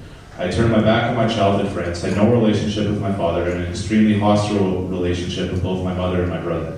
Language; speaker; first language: English; native; English